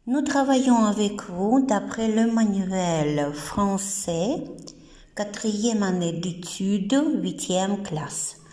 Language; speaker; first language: French; non-native, fluent; Ukrainian